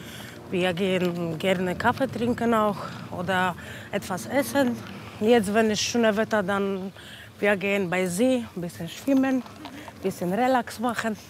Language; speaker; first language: German; non-native, learner; Polish